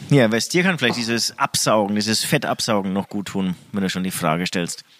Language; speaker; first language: German; native; German